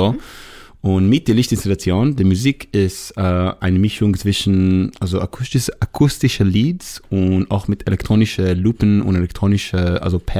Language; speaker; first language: German; non-native, learner; Hebrew